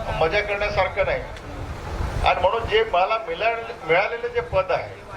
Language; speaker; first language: Marathi; non-native, local second language; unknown